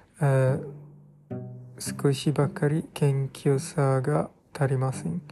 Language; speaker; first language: Japanese; non-native, learner; English